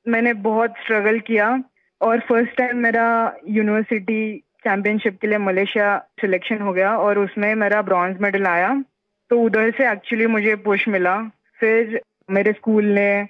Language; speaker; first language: Hindi; non-native, local second language; Marathi